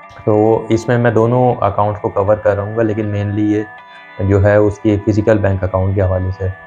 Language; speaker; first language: Urdu; non-native, local second language; Punjabi